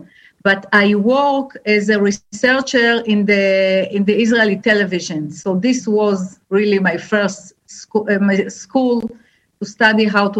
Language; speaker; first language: English; non-native, fluent; Hebrew